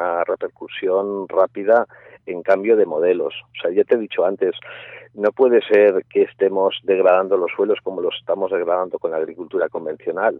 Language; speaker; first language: Spanish; native; Spanish